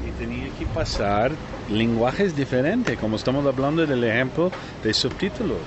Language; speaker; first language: Spanish; non-native, learner; English